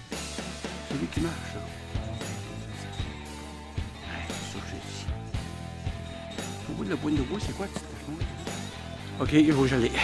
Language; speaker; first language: French; native; French